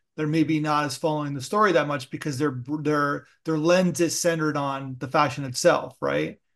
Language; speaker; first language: English; early bilingual, other home language; Italian